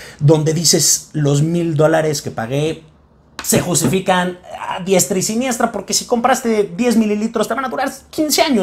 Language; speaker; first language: Spanish; native; Spanish